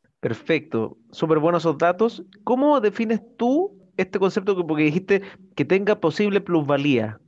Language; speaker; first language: Spanish; native; Spanish